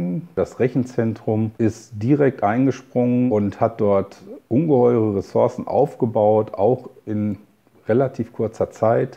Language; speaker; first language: German; native; German